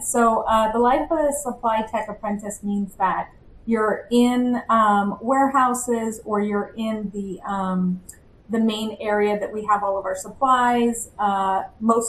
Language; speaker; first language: English; native; English